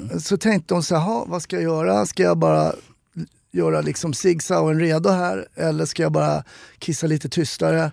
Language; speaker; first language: Swedish; native; Swedish